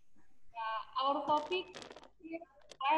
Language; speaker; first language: English; non-native, learner; Indonesian